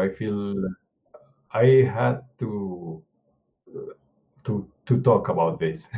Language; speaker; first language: English; non-native, learner; Spanish